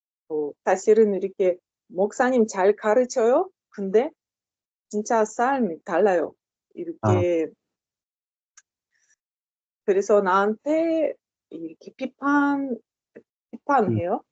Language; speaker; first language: Korean; non-native, learner; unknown